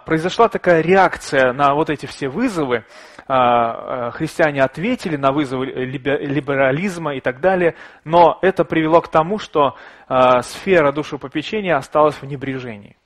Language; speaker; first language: Russian; native; Russian